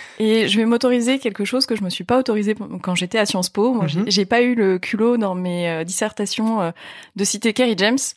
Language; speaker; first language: French; native; French